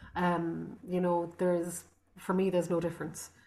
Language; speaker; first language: English; non-native, local second language; Irish